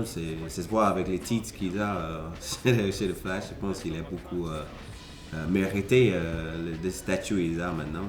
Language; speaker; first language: French; non-native, fluent; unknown